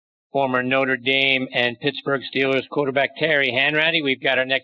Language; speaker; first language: English; native; English